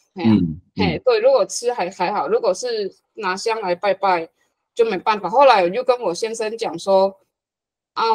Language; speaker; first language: Chinese; non-native, fluent; Hakka Chinese